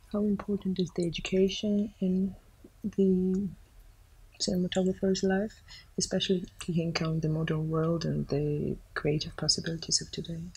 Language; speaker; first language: English; non-native, fluent; Armenian